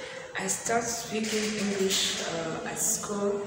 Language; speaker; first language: English; non-native, learner; Rundi